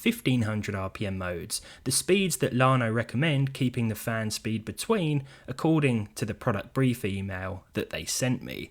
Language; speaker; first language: English; native; English